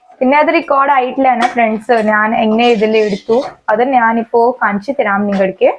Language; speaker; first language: Malayalam; native; Malayalam